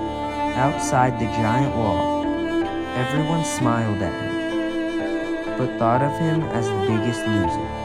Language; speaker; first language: English; non-native, fluent; Chinese